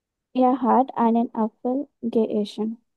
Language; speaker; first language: German; non-native, learner; Bangla